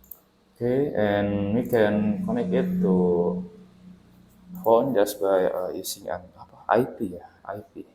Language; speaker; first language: English; non-native, learner; Indonesian